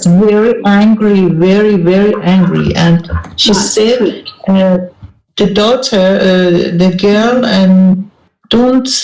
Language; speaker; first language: English; non-native, learner; Persian